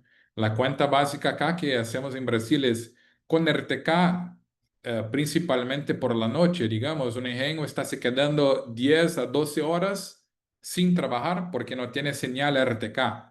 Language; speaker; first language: Spanish; non-native, fluent; Portuguese